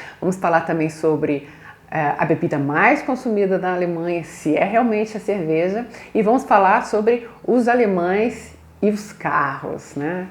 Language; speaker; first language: Portuguese; native; Portuguese